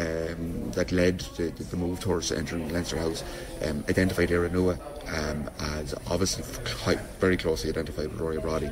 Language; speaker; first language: English; native; English